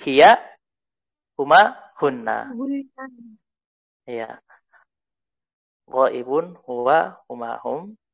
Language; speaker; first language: Arabic; non-native, fluent; Indonesian